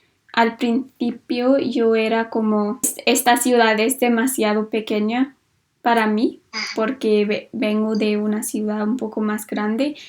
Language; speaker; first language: Spanish; non-native, fluent; English